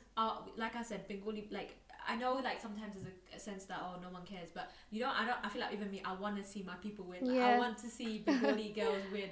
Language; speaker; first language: English; native; English